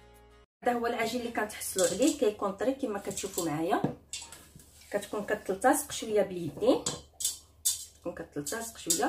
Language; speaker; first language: Arabic; native; Arabic